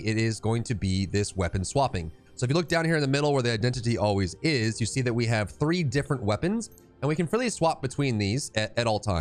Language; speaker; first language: English; native; English